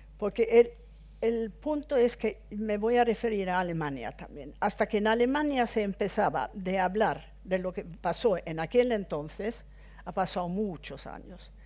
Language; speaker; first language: Spanish; non-native, fluent; Swedish